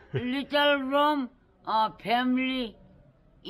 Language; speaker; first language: English; non-native, learner; Nepali